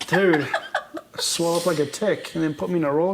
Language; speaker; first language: English; native; English